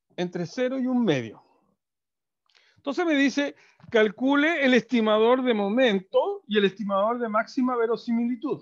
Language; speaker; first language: Spanish; native; Spanish